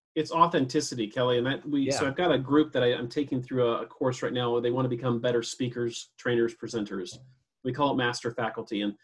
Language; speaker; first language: English; native; English